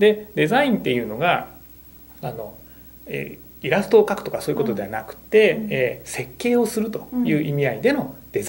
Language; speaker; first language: Japanese; native; Japanese